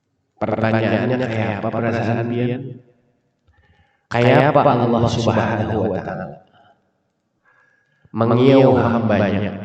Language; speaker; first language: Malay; non-native, local second language; Banjar